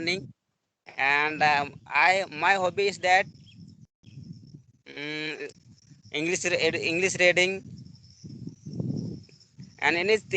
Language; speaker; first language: English; non-native, learner; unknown